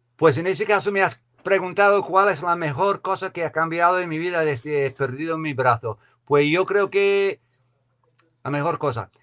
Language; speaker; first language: Spanish; non-native, learner; English